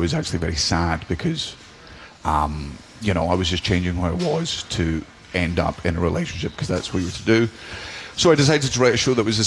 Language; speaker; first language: English; native; English